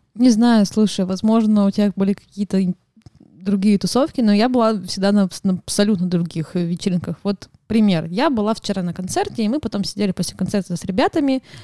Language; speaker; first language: Russian; native; Russian